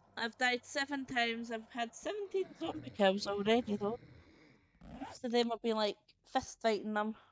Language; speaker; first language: English; native; English